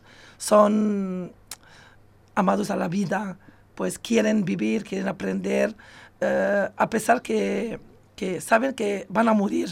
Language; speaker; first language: Spanish; non-native, fluent; Arabic